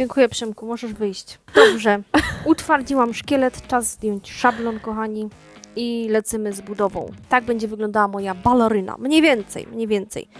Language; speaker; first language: Polish; native; Polish